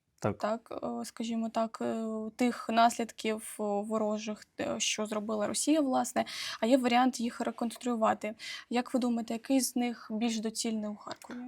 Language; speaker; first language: Ukrainian; native; Ukrainian